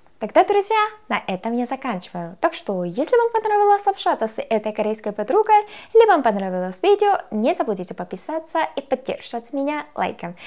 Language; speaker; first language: Russian; non-native, fluent; Korean